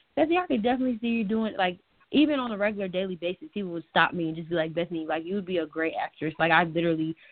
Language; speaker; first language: English; native; English